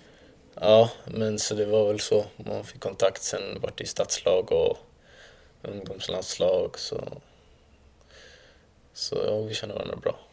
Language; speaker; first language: Swedish; early bilingual, other home language; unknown